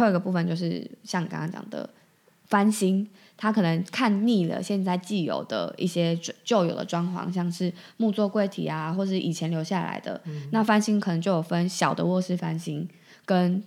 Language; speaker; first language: Chinese; native; Chinese